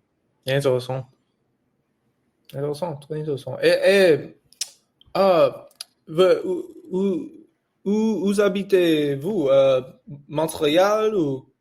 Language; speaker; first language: French; non-native, learner; English